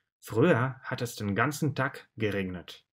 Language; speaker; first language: German; non-native, fluent; Russian